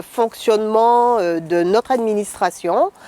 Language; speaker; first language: French; native; French